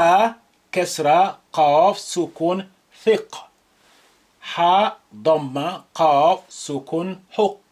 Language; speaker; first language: Arabic; non-native, fluent; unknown